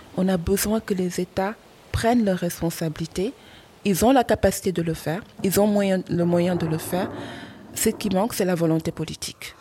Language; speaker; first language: French; non-native, local second language; Wolof